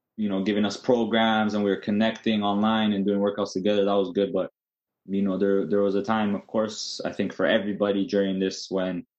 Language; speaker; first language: English; native; English